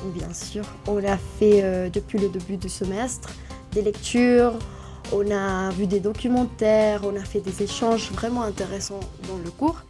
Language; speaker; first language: French; non-native, fluent; Spanish